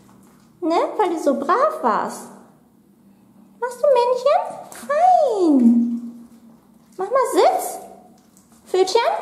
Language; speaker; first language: German; native; German